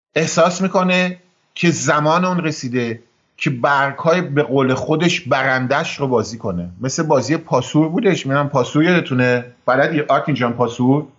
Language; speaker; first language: Persian; native; Persian